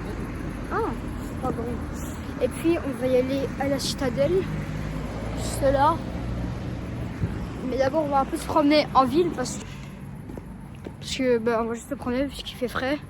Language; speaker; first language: French; native; French